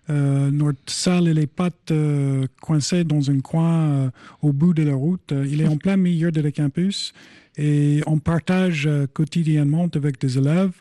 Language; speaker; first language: French; non-native, fluent; English